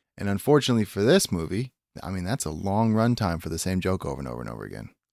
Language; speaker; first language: English; native; English